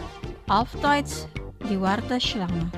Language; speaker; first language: German; non-native, fluent; Indonesian